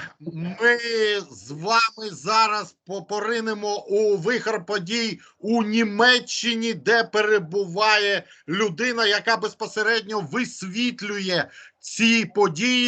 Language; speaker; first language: Ukrainian; native; Ukrainian